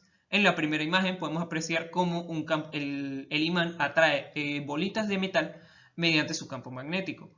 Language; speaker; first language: Spanish; native; Spanish